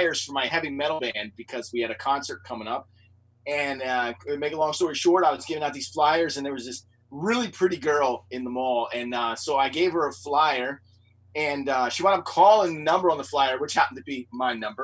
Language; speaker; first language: English; native; English